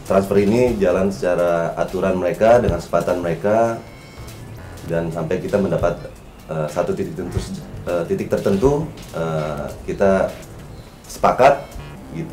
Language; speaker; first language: Indonesian; native; Indonesian